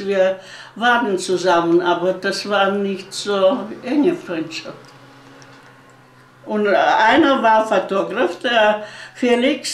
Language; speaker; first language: German; early bilingual, heritage; German